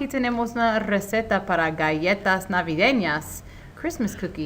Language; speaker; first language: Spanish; non-native, fluent; English